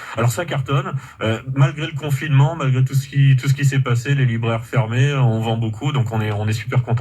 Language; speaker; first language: French; native; French